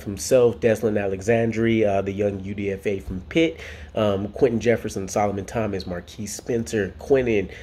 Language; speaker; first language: English; native; English